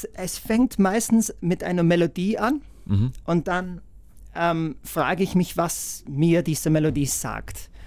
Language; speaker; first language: German; non-native, fluent; English